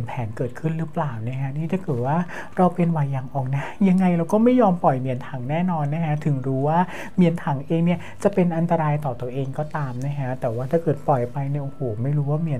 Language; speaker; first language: Thai; native; Thai